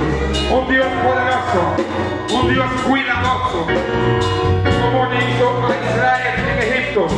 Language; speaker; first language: Spanish; non-native, fluent; Haitian Creole